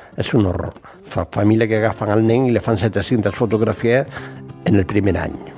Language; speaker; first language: Catalan; non-native, local second language; Spanish